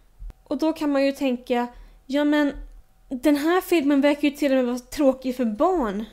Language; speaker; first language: Swedish; native; Swedish